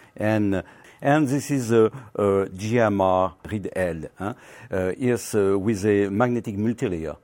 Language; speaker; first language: English; non-native, learner; French